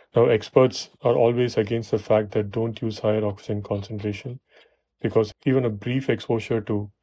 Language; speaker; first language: English; non-native, local second language; Tamil